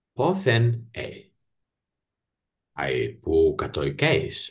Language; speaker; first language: Greek; non-native, learner; Spanish